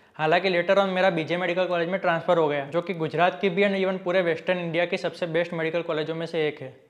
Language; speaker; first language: Hindi; non-native, local second language; Gujarati